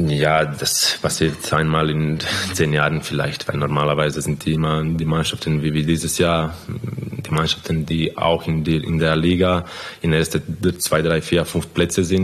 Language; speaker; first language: German; non-native, fluent; Croatian